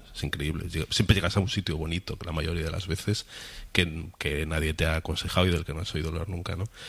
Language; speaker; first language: Spanish; native; Spanish